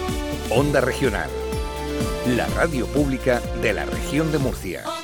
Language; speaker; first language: Spanish; native; Spanish